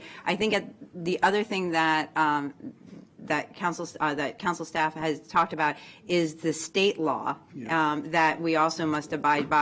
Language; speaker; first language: English; native; English